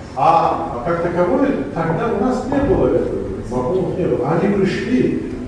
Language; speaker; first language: Russian; non-native, local second language; Tajik